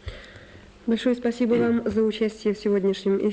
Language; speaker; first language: Russian; native; Russian